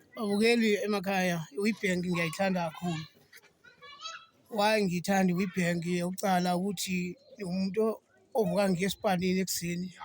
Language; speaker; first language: Zulu; non-native, local second language; Xhosa